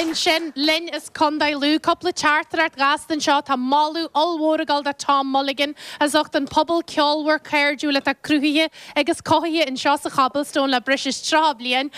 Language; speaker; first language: Irish; native; Irish